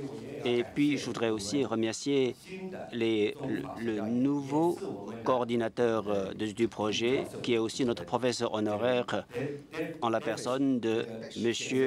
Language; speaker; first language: French; non-native, fluent; Chinese